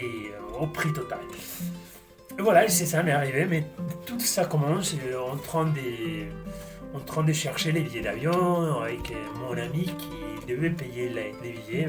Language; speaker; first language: French; non-native, fluent; Spanish